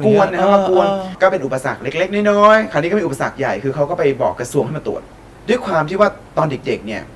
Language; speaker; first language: Thai; native; Thai